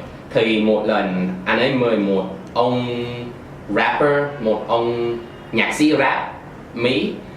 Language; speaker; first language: Vietnamese; non-native, fluent; English